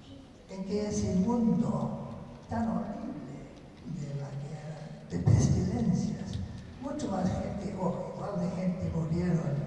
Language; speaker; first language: Spanish; non-native, fluent; English